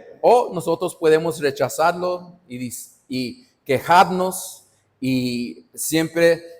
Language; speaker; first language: Spanish; non-native, fluent; English